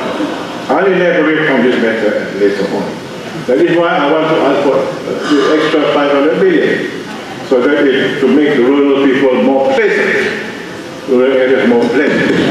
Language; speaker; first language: English; non-native, local second language; Malay